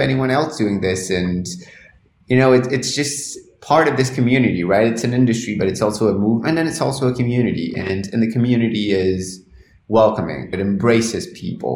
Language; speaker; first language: English; non-native, fluent; Spanish